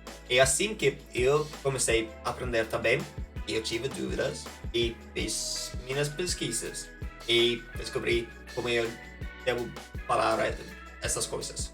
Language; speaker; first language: Portuguese; non-native, fluent; Norwegian